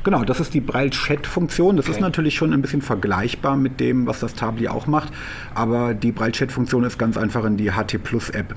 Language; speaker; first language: German; native; German